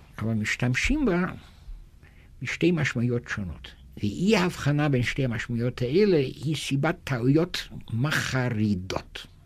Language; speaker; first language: Hebrew; non-native, fluent; German